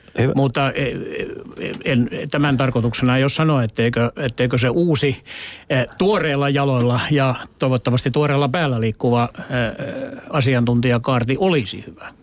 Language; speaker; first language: Finnish; native; Finnish